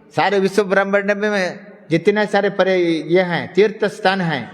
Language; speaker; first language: Hindi; non-native, local second language; Kannada